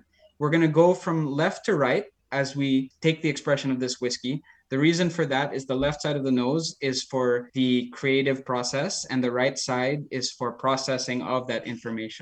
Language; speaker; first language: English; non-native, local second language; Filipino